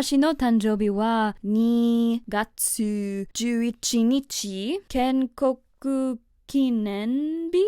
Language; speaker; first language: Japanese; non-native, learner; English